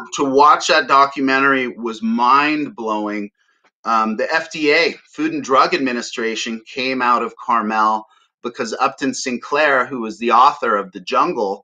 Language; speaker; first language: English; native; English